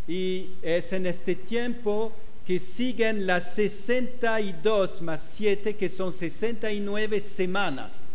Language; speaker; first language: Spanish; non-native, fluent; French